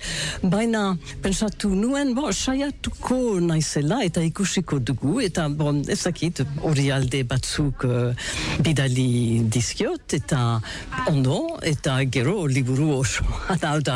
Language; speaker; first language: Basque; non-native, learner; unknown